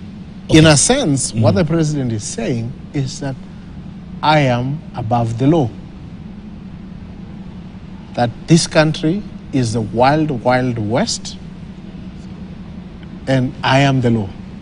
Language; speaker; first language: English; non-native, local second language; Swahili